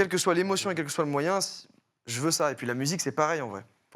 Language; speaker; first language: French; native; French